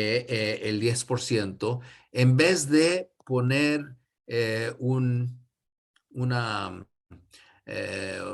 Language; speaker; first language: Spanish; non-native, fluent; English